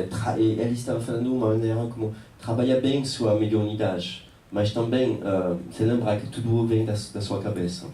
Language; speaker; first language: Portuguese; non-native, fluent; French